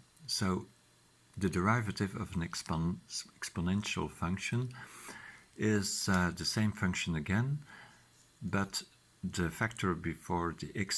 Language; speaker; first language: English; non-native, fluent; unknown